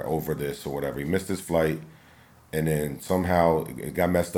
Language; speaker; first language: English; native; English